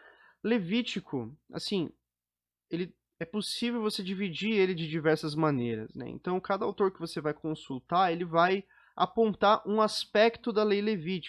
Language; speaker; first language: Portuguese; native; Portuguese